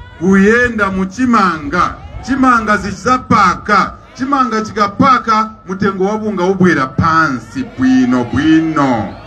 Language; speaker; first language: Nyanja; non-native, local second language; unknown